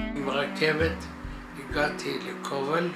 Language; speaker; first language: Hebrew; non-native, fluent; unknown